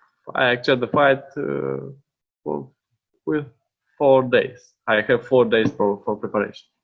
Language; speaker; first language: English; non-native, learner; Romanian